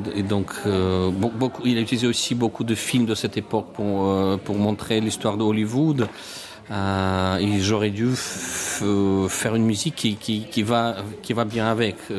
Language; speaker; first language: French; non-native, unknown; Russian